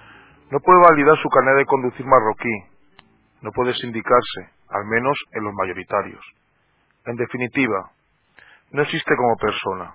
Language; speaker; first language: Spanish; native; Spanish